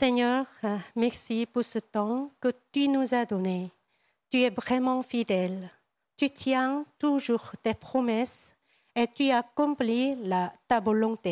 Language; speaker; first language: French; non-native, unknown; Korean